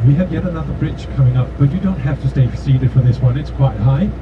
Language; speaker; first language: English; non-native, fluent; Danish